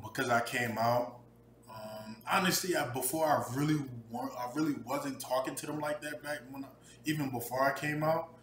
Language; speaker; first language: English; native; English